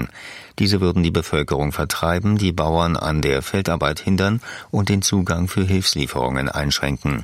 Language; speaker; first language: German; native; German